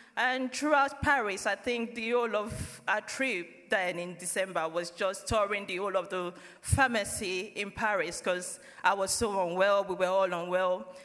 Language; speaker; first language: English; non-native, local second language; Yoruba